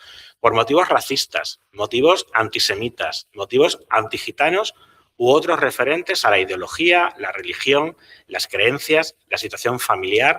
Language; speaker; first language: Spanish; native; Spanish